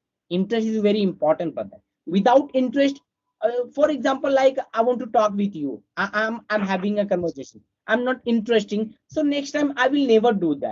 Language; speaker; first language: English; non-native, fluent; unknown